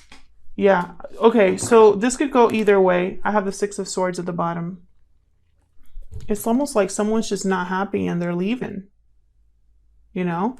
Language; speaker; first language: English; native; English